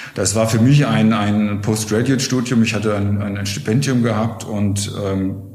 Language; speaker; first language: German; native; German